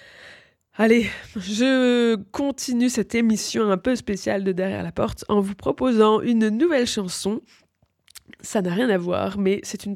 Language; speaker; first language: French; native; French